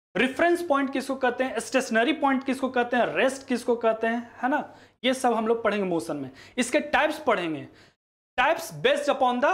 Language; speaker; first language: Hindi; native; Hindi